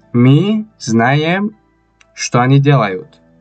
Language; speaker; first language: Russian; non-native, local second language; Tajik